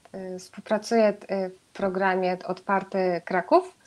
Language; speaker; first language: Polish; non-native, fluent; Japanese